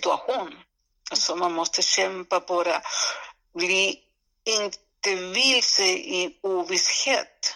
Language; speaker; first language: Swedish; non-native, fluent; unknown